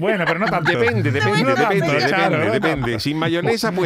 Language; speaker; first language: Spanish; native; Spanish